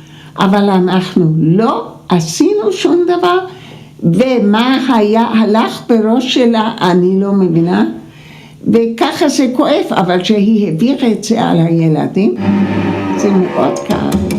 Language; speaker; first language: Hebrew; non-native, fluent; German